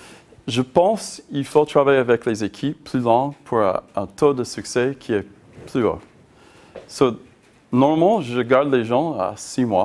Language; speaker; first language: French; non-native, learner; English